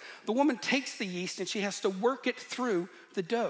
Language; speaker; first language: English; native; English